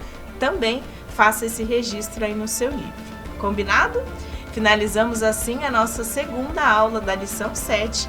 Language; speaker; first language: Portuguese; native; Portuguese